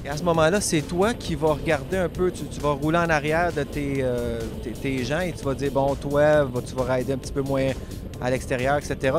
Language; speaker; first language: French; native; French